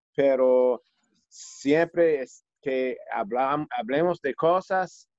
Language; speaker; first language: Spanish; non-native, learner; English